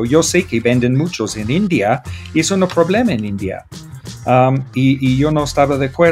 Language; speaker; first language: Spanish; non-native, fluent; English